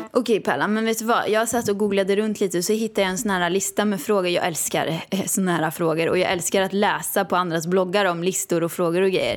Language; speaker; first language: Swedish; native; Swedish